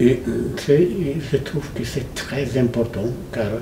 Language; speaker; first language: French; non-native, fluent; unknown